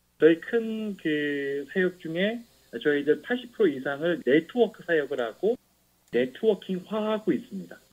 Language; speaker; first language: Korean; native; Korean